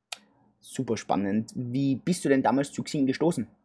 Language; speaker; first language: German; native; German